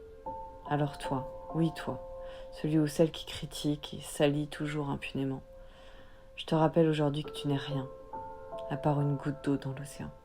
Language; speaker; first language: French; native; French